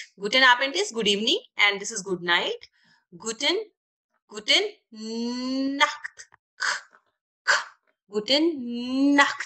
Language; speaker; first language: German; non-native, learner; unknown